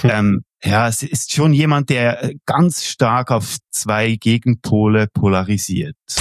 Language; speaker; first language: German; native; German